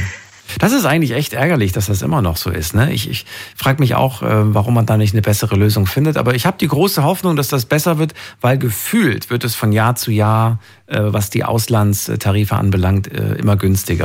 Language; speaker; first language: German; native; German